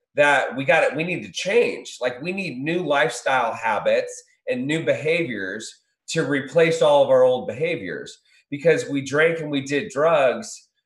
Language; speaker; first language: English; native; English